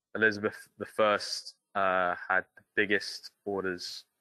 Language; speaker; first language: English; native; English